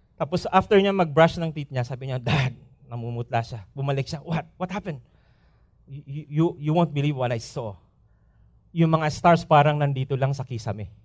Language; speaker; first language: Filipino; native; Filipino